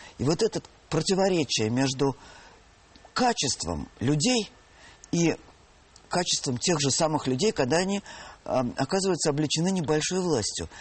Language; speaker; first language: Russian; native; Russian